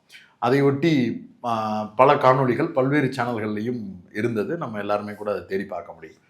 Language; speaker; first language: Tamil; native; Tamil